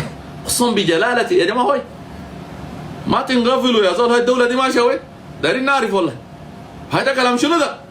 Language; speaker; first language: Arabic; native; Arabic